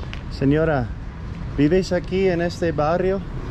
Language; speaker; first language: Spanish; non-native, learner; English